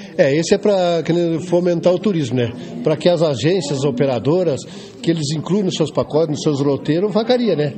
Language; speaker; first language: Portuguese; native; Portuguese